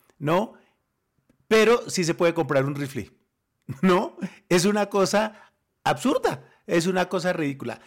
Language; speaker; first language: Spanish; native; Spanish